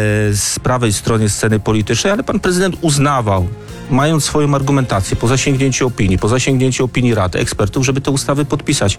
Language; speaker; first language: Polish; native; Polish